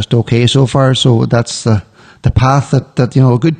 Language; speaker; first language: English; native; English